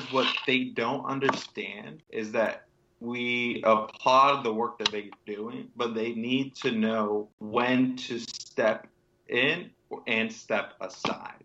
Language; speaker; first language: English; native; English